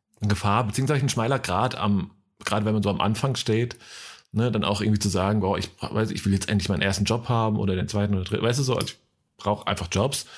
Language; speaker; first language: German; native; German